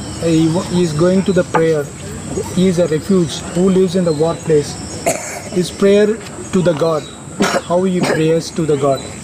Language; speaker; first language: English; non-native, learner; Tamil